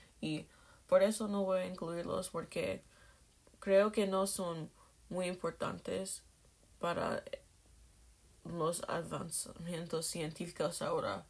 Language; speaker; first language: Spanish; non-native, learner; English